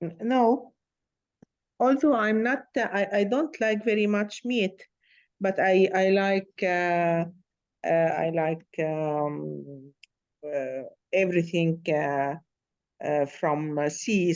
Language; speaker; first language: English; non-native, learner; Arabic